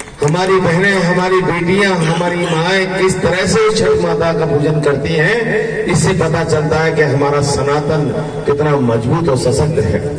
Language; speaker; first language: Hindi; native; Hindi